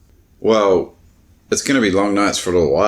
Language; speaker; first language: English; native; English